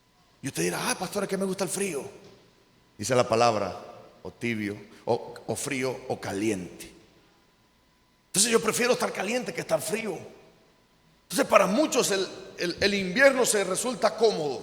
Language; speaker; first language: Spanish; native; Spanish